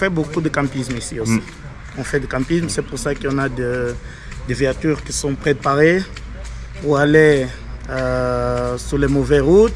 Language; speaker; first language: French; non-native, fluent; Portuguese